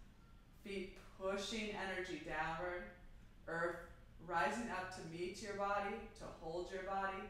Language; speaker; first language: English; native; English